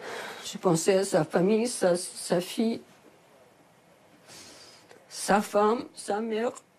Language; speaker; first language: French; non-native, learner; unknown